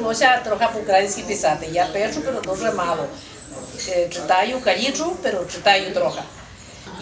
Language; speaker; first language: Ukrainian; early bilingual, heritage; Ukrainian